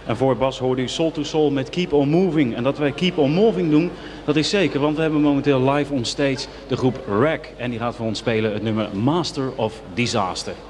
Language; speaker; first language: Dutch; native; Dutch